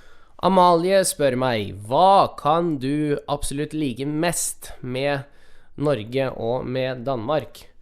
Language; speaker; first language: Norwegian; early bilingual, other home language; Russian